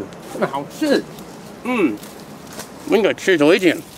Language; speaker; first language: Chinese; non-native, learner; Swedish